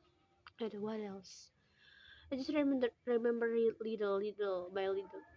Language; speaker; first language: English; non-native, local second language; Indonesian